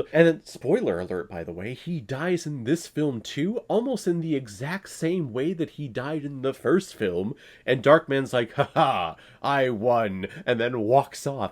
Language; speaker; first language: English; native; English